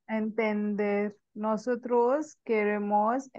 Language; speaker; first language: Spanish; non-native, learner; Hindi